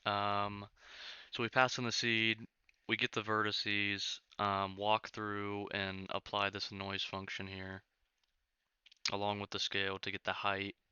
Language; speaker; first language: English; native; English